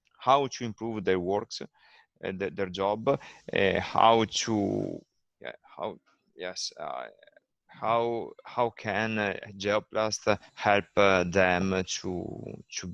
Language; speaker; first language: English; non-native, learner; Italian